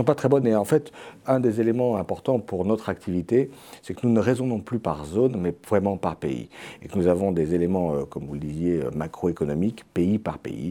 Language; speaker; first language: French; native; French